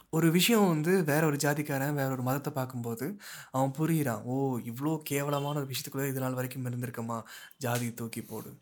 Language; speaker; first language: Tamil; native; Tamil